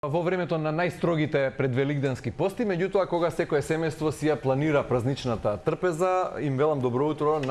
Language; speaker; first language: Macedonian; native; Macedonian